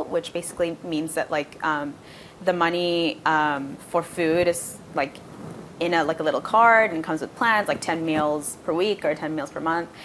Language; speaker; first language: English; non-native, local second language; Bangla